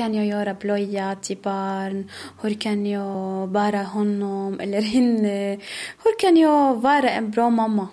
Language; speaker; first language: Swedish; non-native, learner; Arabic